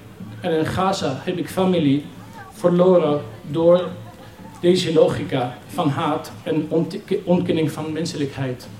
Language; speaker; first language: Dutch; non-native, fluent; Arabic